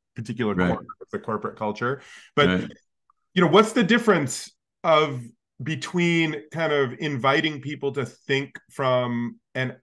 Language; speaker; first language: English; native; English